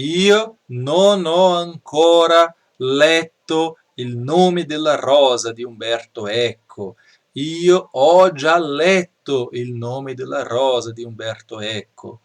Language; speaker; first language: Italian; non-native, fluent; Portuguese